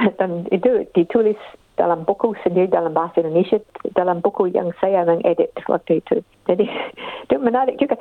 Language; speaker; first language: Indonesian; non-native, fluent; English